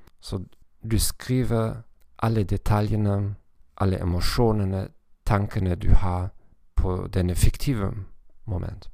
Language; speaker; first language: Norwegian; non-native, learner; German